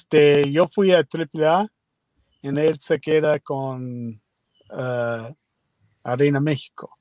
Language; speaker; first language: Spanish; non-native, learner; English